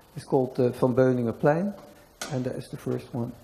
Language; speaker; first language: English; non-native, fluent; Dutch